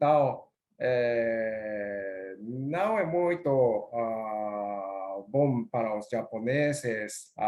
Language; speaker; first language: Portuguese; non-native, learner; Japanese